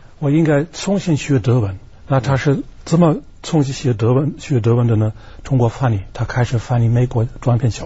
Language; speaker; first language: Chinese; non-native, fluent; German